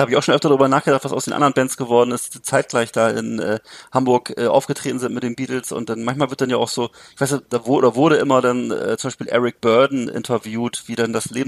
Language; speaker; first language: German; native; German